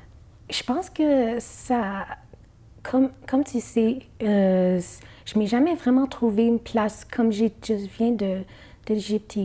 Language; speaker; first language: French; non-native, fluent; Arabic